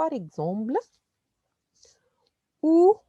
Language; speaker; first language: French; non-native, fluent; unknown